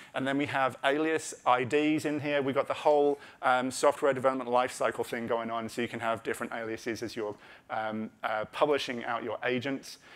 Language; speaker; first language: English; native; English